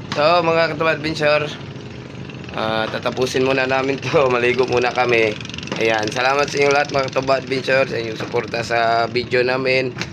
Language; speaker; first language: Filipino; non-native, local second language; Cebuano